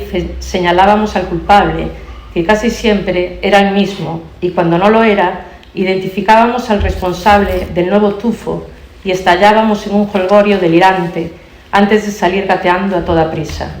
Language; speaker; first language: Spanish; native; Spanish